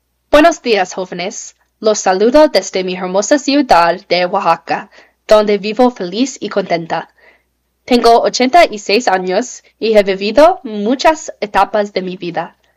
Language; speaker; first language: Spanish; non-native, learner; English